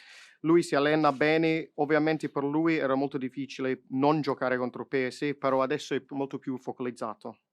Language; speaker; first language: Italian; non-native, fluent; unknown